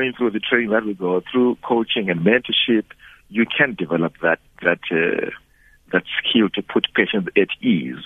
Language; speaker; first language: English; non-native, local second language; Shona